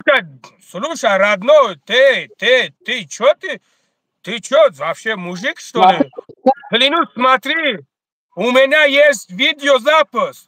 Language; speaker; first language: Russian; non-native, learner; Tajik